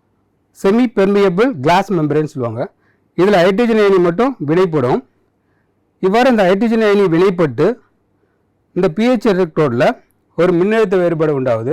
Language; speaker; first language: Tamil; native; Tamil